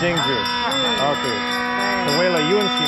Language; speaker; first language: Chinese; non-native, fluent; English